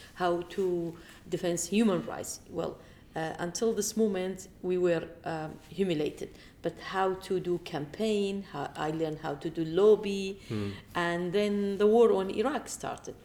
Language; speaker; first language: English; non-native, fluent; Arabic